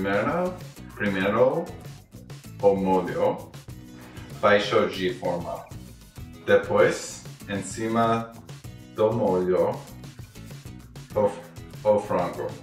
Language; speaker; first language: Portuguese; non-native, learner; English